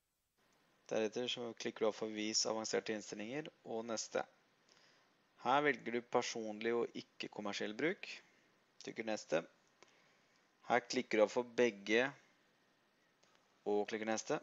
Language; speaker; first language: Norwegian; native; Norwegian